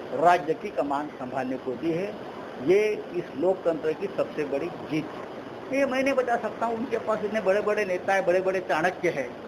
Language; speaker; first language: Hindi; non-native, local second language; Marathi